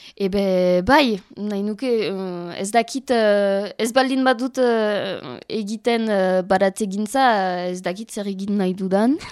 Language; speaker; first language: Basque; non-native, learner; French